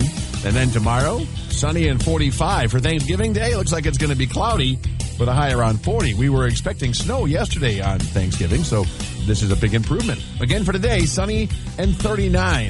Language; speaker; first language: English; native; English